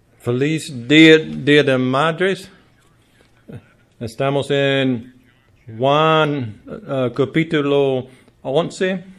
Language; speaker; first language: Spanish; non-native, learner; English